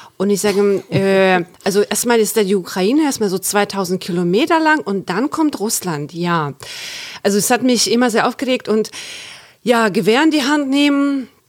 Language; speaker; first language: German; non-native, fluent; Ukrainian